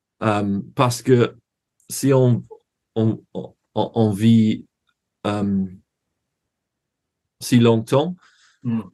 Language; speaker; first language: French; non-native, learner; English